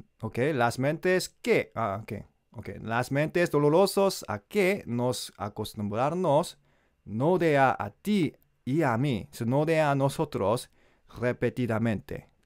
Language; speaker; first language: Spanish; non-native, learner; Korean